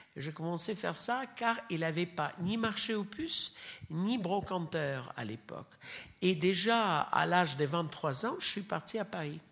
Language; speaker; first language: French; non-native, fluent; Russian